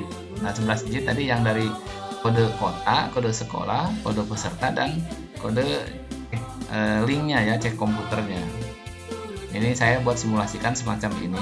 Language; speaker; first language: Indonesian; native; Indonesian